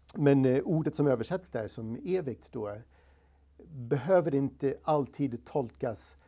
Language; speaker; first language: Swedish; non-native, fluent; English